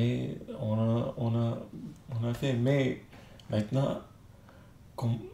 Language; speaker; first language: French; non-native, learner; Turkish